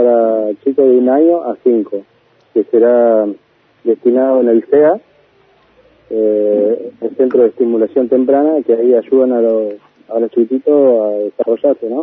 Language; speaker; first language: Spanish; native; Spanish